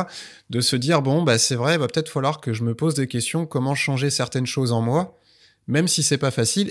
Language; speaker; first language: French; native; French